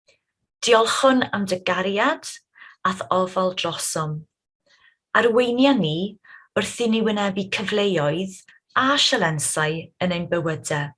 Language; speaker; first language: Welsh; native; Welsh